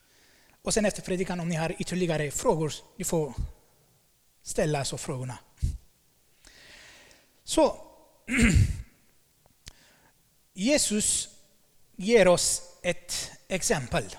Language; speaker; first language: Swedish; non-native, fluent; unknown